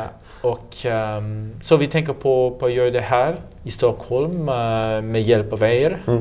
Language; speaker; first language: Swedish; non-native, learner; English